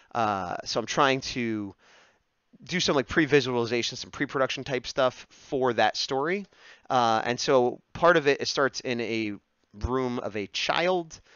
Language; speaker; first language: English; native; English